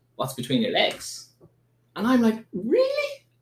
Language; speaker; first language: English; native; English